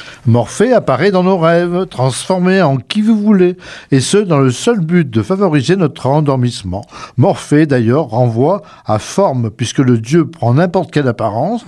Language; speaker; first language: French; native; French